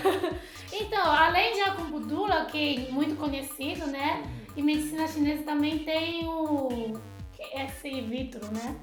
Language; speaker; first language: Portuguese; non-native, fluent; Chinese